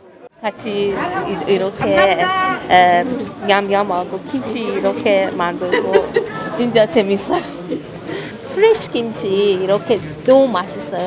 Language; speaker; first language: Korean; non-native, learner; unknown